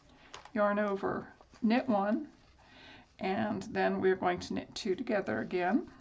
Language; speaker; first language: English; native; English